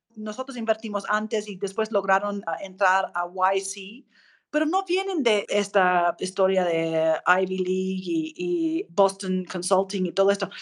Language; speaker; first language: Spanish; non-native, fluent; English